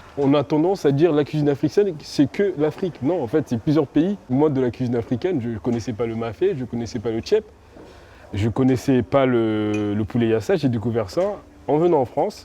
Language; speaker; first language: French; early bilingual, other home language; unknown